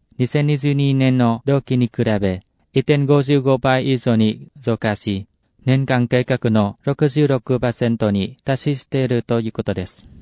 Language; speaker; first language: Japanese; non-native, fluent; Vietnamese